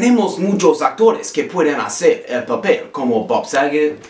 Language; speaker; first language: Spanish; non-native, learner; English